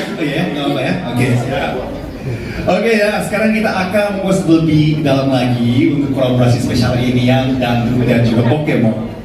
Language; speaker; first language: Indonesian; non-native, fluent; Japanese